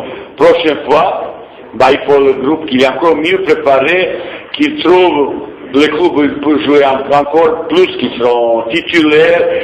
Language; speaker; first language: French; non-native, fluent; Bosnian